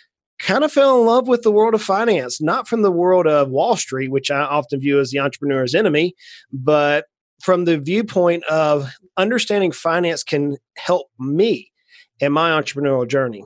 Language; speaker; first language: English; native; English